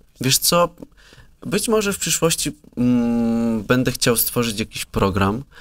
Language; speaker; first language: Polish; native; Polish